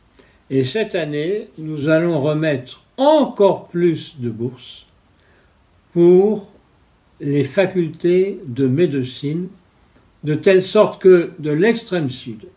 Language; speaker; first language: French; non-native, fluent; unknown